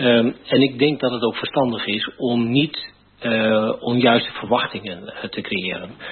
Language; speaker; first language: Dutch; native; Dutch